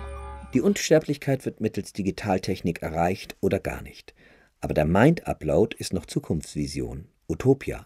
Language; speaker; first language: German; native; German